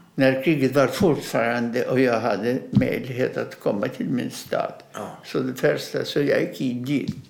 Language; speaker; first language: Swedish; non-native, fluent; Russian